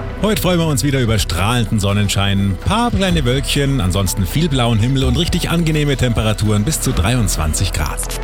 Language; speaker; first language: German; native; German